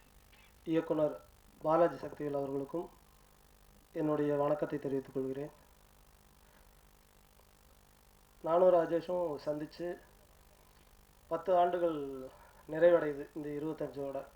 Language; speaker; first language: Tamil; native; Tamil